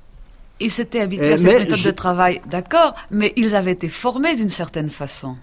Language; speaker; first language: French; native; French